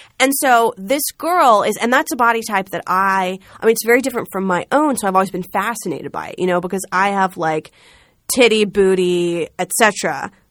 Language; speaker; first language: English; native; English